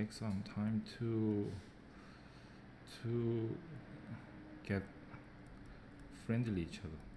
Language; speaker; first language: English; non-native, fluent; Korean